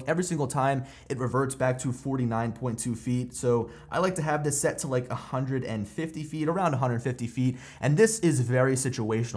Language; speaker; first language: English; native; English